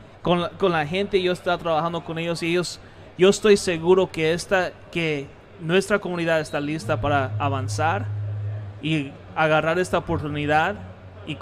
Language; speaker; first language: Spanish; early bilingual, heritage; Spanish